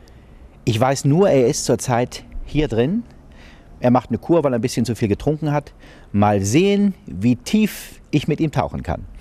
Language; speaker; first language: German; native; German